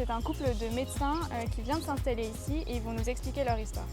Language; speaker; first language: French; native; French